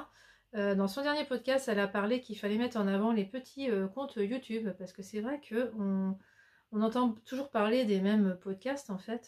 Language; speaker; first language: French; native; French